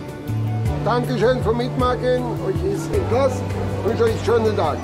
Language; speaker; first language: German; non-native, learner; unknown